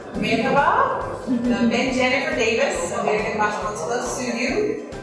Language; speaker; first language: Turkish; non-native, learner; English